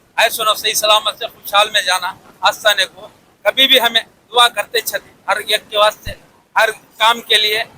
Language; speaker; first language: Hindi; non-native, local second language; Urdu